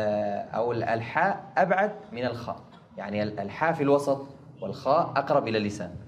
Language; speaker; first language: Arabic; native; Arabic